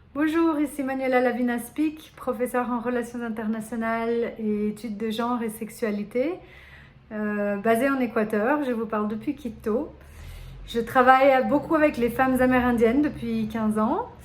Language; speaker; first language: French; non-native, fluent; Spanish